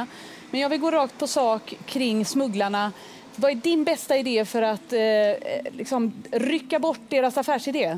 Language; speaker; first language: Swedish; native; Swedish